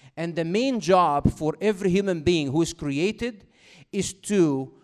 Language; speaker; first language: English; non-native, fluent; Arabic